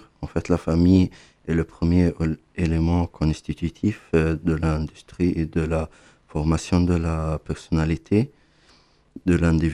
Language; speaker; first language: French; non-native, fluent; Arabic